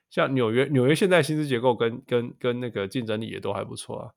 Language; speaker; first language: Chinese; non-native, local second language; Min Nan Chinese